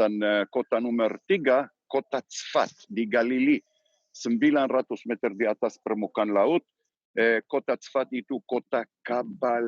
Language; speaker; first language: Indonesian; non-native, learner; Hebrew